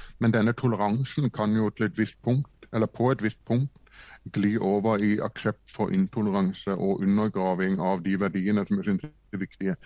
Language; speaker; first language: Norwegian; native; Norwegian